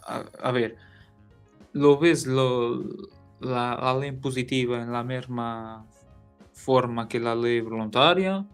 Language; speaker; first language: Spanish; non-native, learner; Portuguese